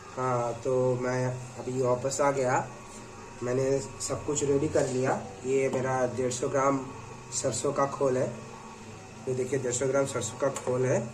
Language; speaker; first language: Hindi; non-native, local second language; Bangla